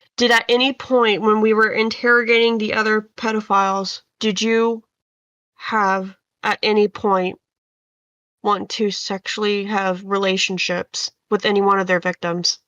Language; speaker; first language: English; native; English